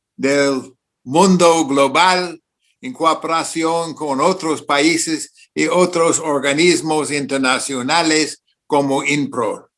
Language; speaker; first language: Spanish; non-native, fluent; English